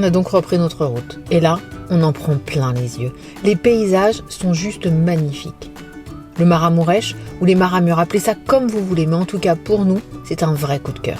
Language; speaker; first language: French; native; French